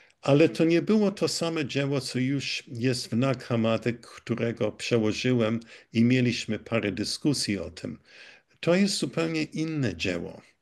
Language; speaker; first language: Polish; early bilingual, heritage; Polish